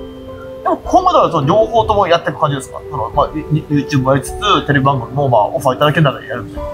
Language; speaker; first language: Japanese; native; Japanese